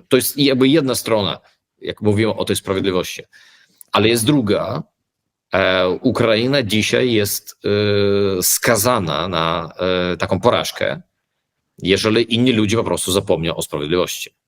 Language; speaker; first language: Polish; early bilingual, heritage; Polish